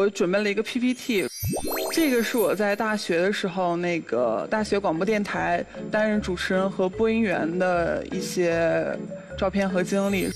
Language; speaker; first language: Chinese; native; Chinese